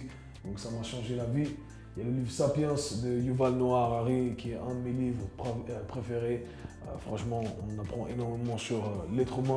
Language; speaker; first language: French; native; French